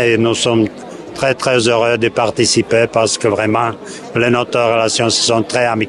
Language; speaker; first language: French; non-native, learner; Czech